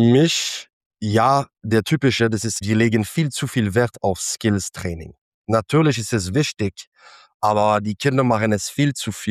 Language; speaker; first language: German; non-native, fluent; English